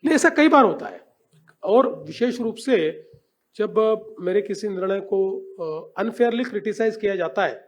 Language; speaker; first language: Hindi; non-native, local second language; Marathi